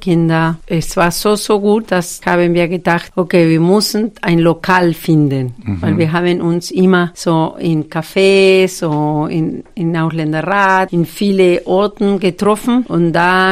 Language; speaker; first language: German; non-native, fluent; Spanish